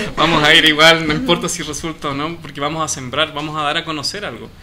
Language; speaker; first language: Spanish; native; Spanish